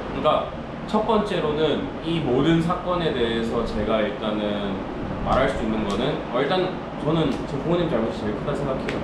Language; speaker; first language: Korean; early bilingual, other home language; Urdu